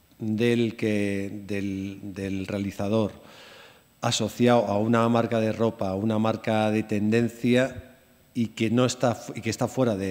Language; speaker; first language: Spanish; native; Spanish